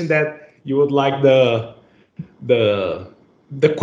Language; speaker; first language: English; non-native, fluent; Portuguese